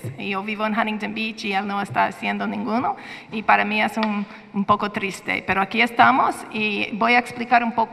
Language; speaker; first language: Spanish; non-native, fluent; English